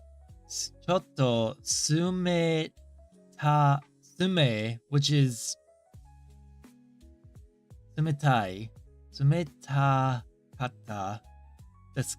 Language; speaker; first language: Japanese; non-native, learner; English